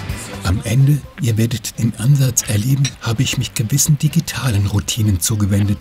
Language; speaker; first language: German; native; German